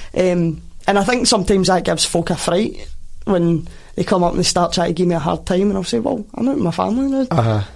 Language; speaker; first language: English; native; English